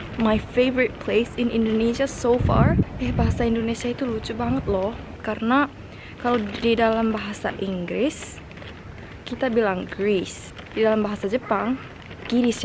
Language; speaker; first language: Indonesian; non-native, learner; Japanese